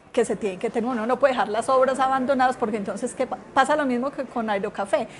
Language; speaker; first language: Spanish; native; Spanish